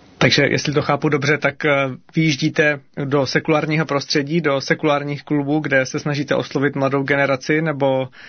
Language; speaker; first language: Czech; native; Czech